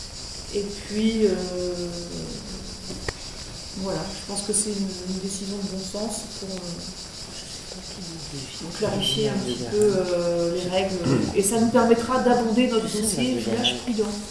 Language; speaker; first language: French; native; French